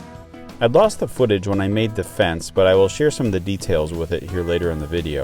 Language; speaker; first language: English; native; English